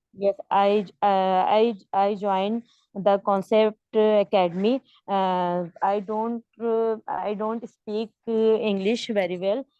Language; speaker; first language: English; non-native, learner; Urdu